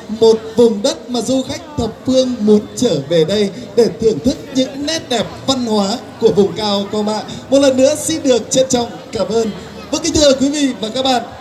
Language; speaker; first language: Vietnamese; non-native, local second language; Hmong